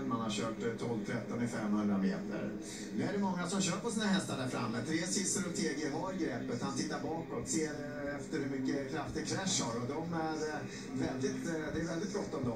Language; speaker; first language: Swedish; native; Swedish